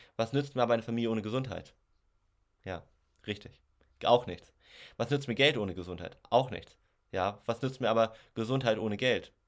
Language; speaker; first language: German; native; German